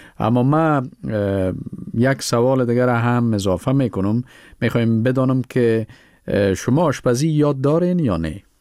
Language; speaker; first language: Persian; native; Persian